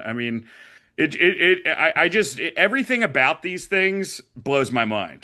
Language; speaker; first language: English; native; English